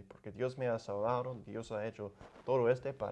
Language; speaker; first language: Spanish; non-native, learner; English